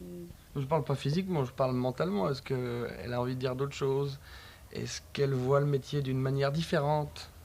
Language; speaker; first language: French; native; French